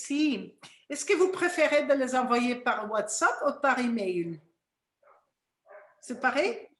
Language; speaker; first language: French; non-native, fluent; Spanish